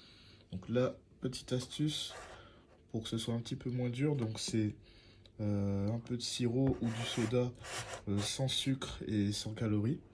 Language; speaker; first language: French; native; French